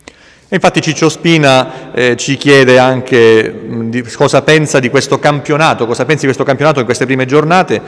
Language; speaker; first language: Italian; native; Italian